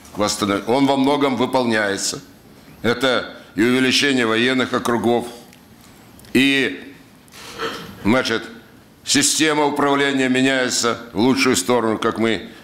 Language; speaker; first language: Russian; native; Russian